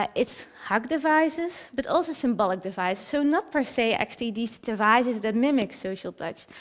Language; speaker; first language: English; early bilingual, other home language; Dutch